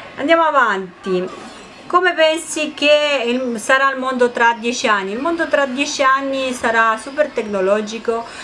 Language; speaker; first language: Italian; non-native, fluent; Romanian